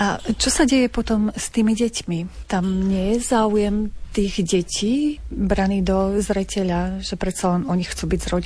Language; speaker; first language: Slovak; native; Slovak